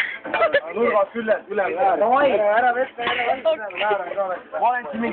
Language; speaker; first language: Estonian; native; Estonian